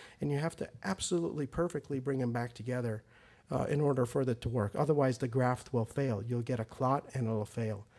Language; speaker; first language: English; early bilingual, other home language; Persian